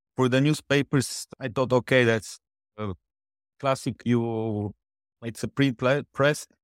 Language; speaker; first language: English; non-native, fluent; Bulgarian